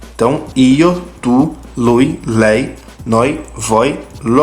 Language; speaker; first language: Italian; non-native, fluent; Portuguese